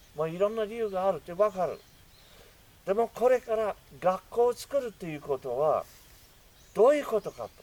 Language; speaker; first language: Japanese; non-native, fluent; English